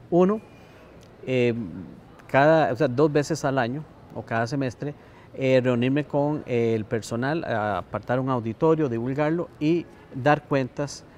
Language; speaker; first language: Spanish; native; Spanish